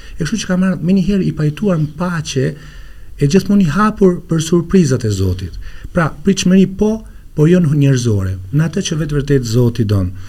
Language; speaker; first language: Albanian; native; Albanian